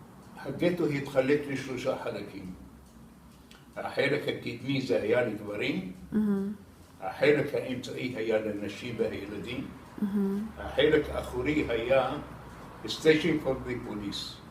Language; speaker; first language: Hebrew; non-native, fluent; Arabic